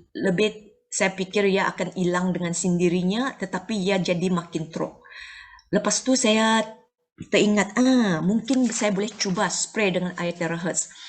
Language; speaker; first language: Malay; non-native, local second language; Chinese